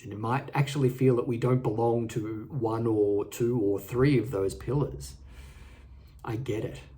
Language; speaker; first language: English; native; English